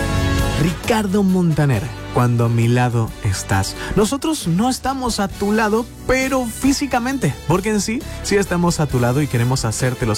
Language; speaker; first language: Spanish; native; Spanish